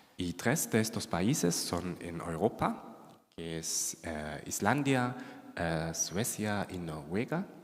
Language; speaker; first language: Spanish; non-native, fluent; German